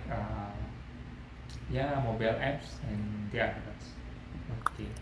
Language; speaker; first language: English; non-native, learner; Indonesian